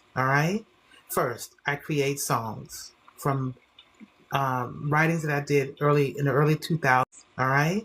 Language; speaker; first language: English; native; English